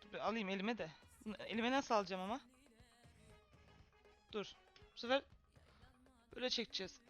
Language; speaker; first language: Turkish; native; Turkish